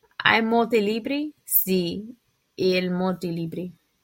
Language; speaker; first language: Italian; non-native, learner; English